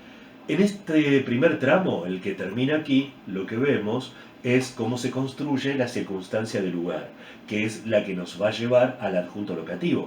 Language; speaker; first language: Spanish; native; Spanish